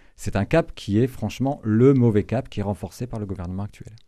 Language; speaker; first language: French; native; French